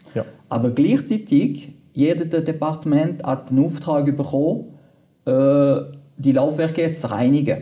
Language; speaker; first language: German; non-native, local second language; French